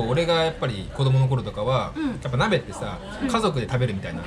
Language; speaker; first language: Japanese; native; Japanese